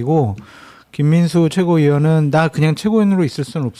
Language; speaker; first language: Korean; native; Korean